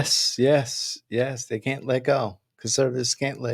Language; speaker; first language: English; native; English